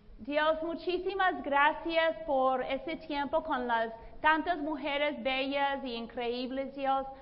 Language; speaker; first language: Spanish; non-native, fluent; English